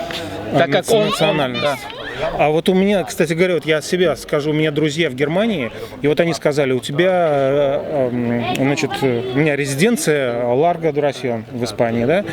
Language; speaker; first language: Russian; native; Russian